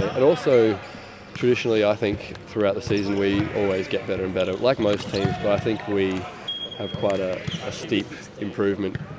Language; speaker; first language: English; native; English